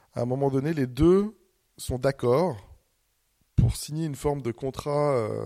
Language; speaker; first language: French; native; French